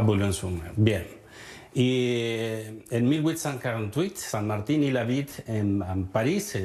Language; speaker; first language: French; non-native, learner; Spanish